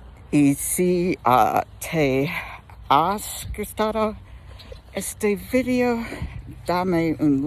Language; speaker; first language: Spanish; non-native, learner; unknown